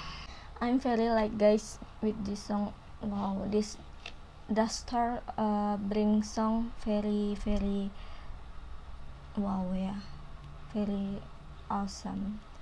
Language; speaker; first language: English; non-native, learner; Indonesian